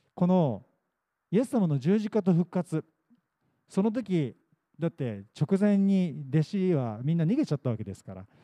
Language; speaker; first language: Japanese; native; Japanese